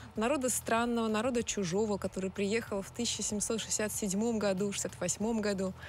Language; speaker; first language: Russian; native; Russian